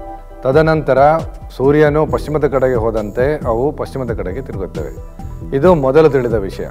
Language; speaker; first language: Kannada; native; Kannada